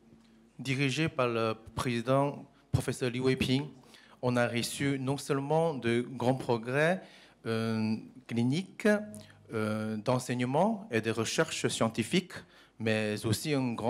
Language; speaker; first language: French; non-native, learner; Chinese